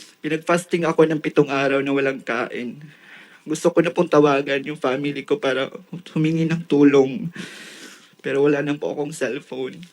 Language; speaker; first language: Filipino; non-native, local second language; Waray